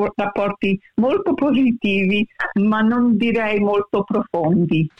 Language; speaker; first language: Italian; early bilingual, heritage; Italian